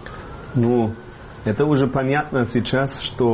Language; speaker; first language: Russian; non-native, fluent; German